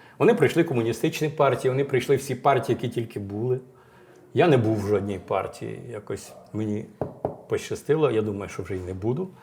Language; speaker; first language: Ukrainian; native; Ukrainian